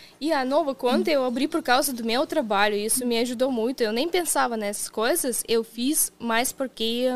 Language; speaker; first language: Portuguese; non-native, fluent; Russian